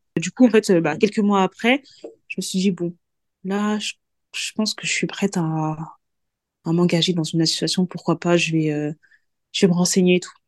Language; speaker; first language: French; early bilingual, other home language; Mandingo